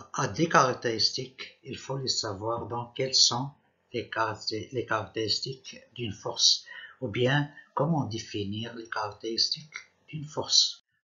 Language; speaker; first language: French; non-native, local second language; Arabic